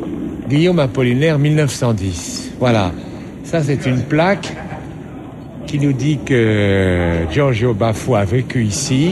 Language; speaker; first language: French; native; French